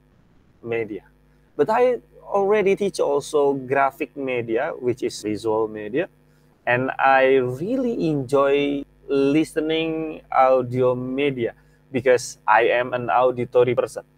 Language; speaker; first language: English; non-native, fluent; Indonesian